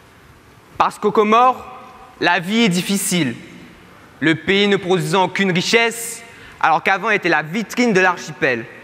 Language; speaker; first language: French; native; French